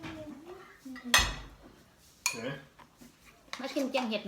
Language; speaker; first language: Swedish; non-native, learner; Thai